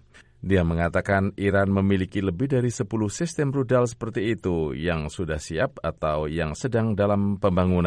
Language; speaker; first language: Indonesian; native; Indonesian